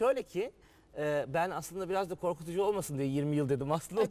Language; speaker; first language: Turkish; native; Turkish